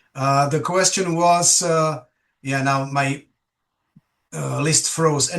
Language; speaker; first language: English; non-native, fluent; Czech